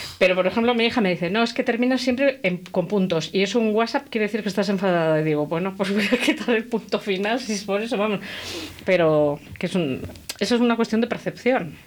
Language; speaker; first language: Spanish; native; Spanish